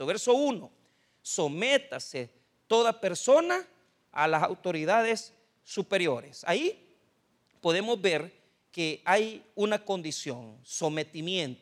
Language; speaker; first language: Spanish; native; Spanish